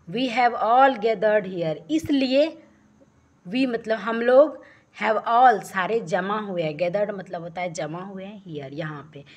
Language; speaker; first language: Hindi; native; Hindi